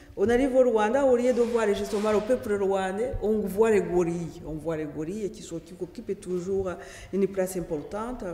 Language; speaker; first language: French; non-native, local second language; Kinyarwanda